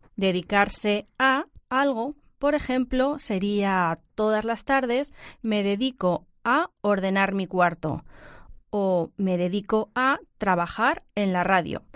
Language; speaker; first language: Spanish; native; Spanish